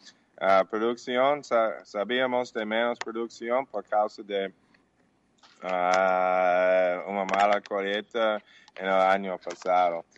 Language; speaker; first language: Portuguese; non-native, learner; English